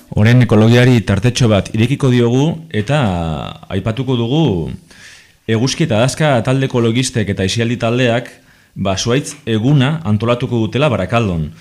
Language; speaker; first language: Basque; non-native, local second language; Spanish